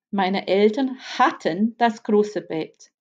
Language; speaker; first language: German; non-native, fluent; English